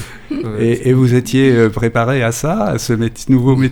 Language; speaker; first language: French; native; French